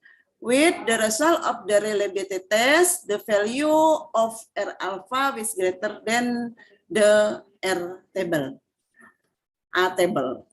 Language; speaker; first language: English; non-native, fluent; Indonesian